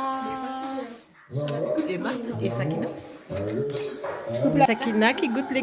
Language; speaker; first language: French; native; French